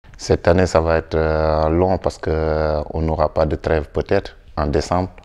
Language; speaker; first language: French; non-native, local second language; Wolof